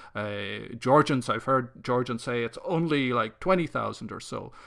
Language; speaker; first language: English; native; English